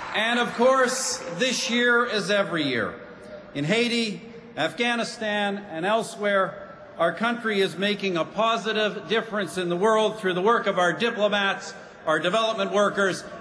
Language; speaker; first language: English; native; English